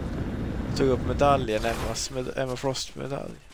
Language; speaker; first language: Swedish; native; Swedish